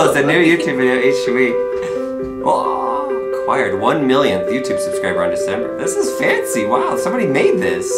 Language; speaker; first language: English; native; English